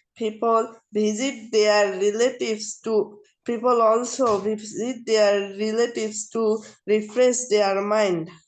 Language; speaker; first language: English; non-native, learner; Bangla